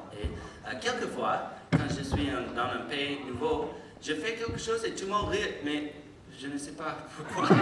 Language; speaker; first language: French; non-native, learner; English